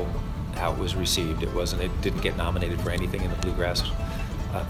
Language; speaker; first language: English; native; English